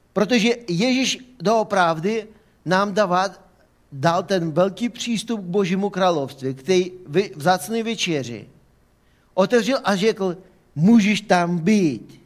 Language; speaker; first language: Czech; non-native, fluent; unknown